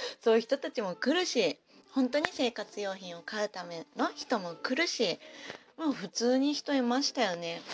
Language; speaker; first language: Japanese; native; Japanese